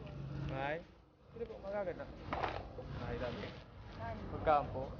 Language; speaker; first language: Filipino; non-native, local second language; Bikol